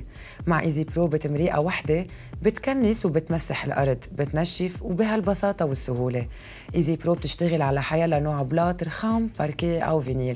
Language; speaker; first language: Arabic; native; Arabic